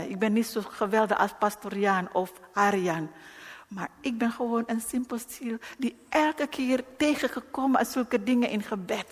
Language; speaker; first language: Dutch; non-native, learner; Indonesian